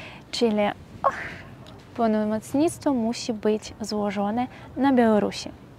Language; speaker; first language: Polish; non-native, fluent; Russian